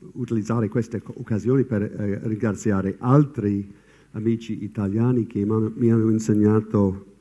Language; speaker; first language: Italian; non-native, fluent; English